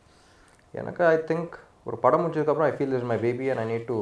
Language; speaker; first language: Tamil; non-native, local second language; Telugu